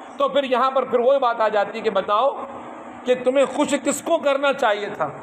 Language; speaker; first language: Urdu; non-native, local second language; Sindhi